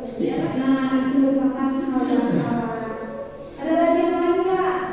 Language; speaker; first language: Indonesian; native; Indonesian